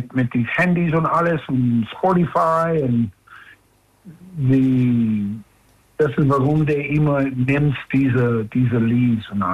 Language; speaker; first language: German; non-native, learner; English